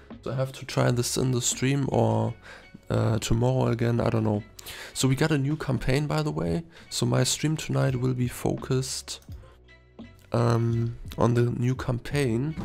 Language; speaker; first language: English; non-native, fluent; German